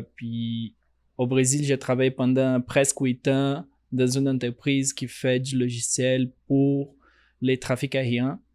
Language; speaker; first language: French; non-native, fluent; Portuguese